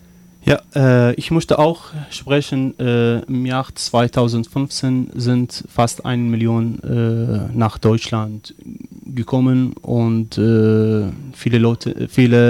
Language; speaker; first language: German; non-native, learner; Arabic